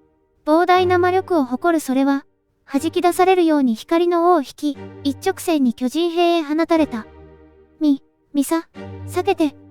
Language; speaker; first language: Japanese; native; Japanese